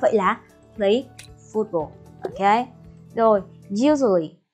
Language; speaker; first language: English; non-native, fluent; Vietnamese